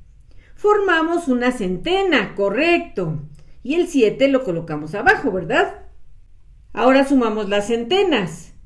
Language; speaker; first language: Spanish; native; Spanish